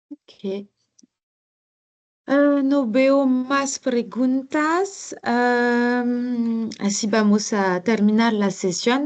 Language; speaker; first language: Spanish; non-native, learner; French